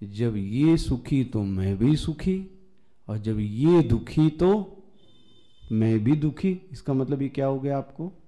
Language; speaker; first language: Hindi; native; Hindi